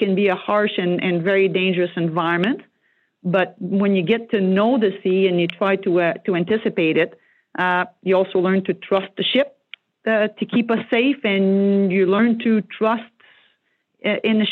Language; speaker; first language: English; non-native, fluent; French